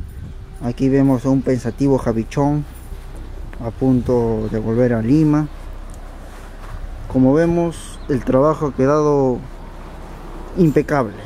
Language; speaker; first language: Spanish; native; Spanish